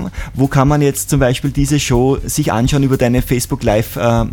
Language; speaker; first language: German; native; German